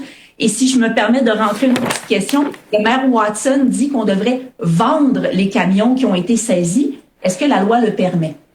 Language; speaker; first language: French; native; French